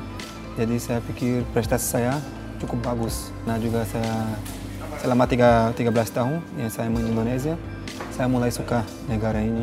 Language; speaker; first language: Indonesian; non-native, fluent; Portuguese